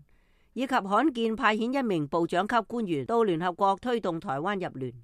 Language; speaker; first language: Chinese; native; Chinese